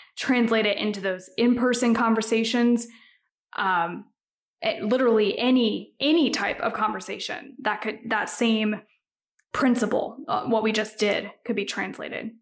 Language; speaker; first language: English; native; English